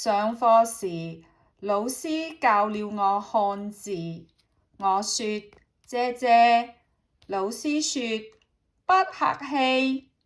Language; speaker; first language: Chinese; non-native, learner; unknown